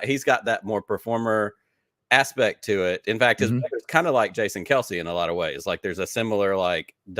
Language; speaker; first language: English; native; English